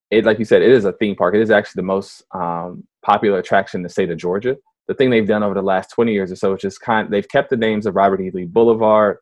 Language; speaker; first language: English; native; English